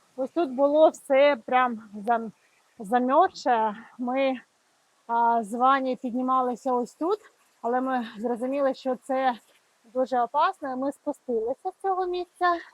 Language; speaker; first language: Ukrainian; non-native, local second language; Russian